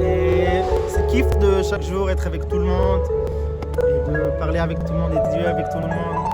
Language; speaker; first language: French; early bilingual, heritage; French